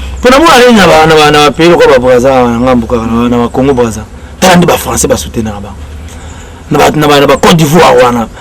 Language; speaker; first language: Lingala; native; Lingala